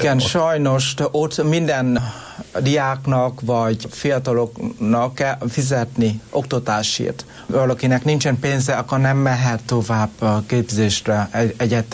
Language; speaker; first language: Hungarian; non-native, learner; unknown